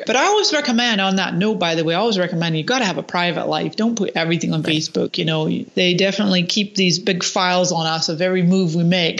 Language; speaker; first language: English; native; English